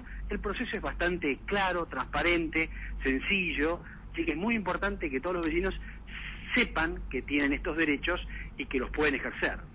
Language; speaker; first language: Spanish; native; Spanish